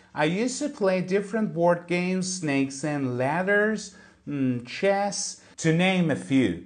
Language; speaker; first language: English; non-native, fluent; Persian